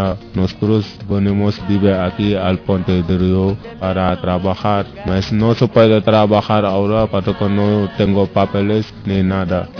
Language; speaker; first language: Spanish; non-native, learner; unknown